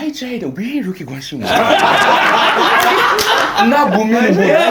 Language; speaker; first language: Korean; non-native, fluent; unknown